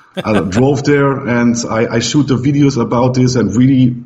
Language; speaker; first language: English; non-native, fluent; German